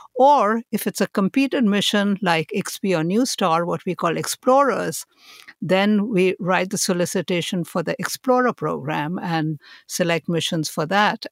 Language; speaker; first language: English; non-native, local second language; Hindi